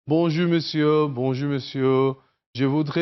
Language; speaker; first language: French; non-native, fluent; Urdu